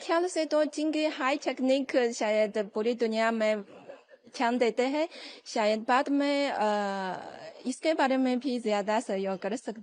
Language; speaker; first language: Hindi; non-native, fluent; Chinese